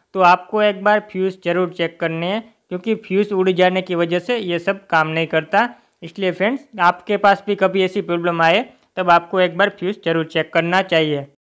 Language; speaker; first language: Hindi; native; Hindi